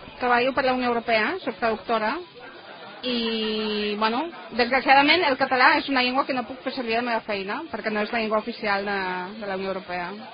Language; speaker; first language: Catalan; non-native, fluent; Polish